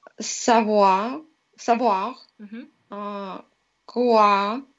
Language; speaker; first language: French; non-native, learner; Russian